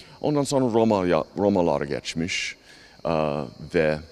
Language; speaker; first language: Turkish; non-native, fluent; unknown